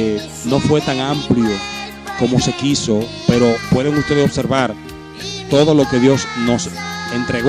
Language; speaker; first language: Spanish; native; Spanish